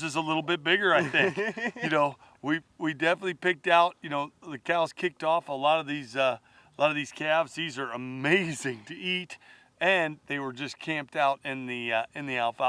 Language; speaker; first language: English; native; English